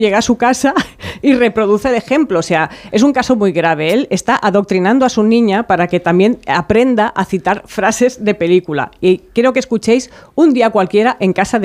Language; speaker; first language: Spanish; native; Spanish